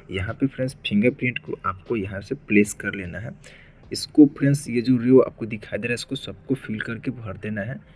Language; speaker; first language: Hindi; native; Hindi